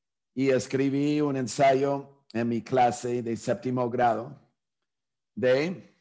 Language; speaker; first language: Spanish; non-native, fluent; English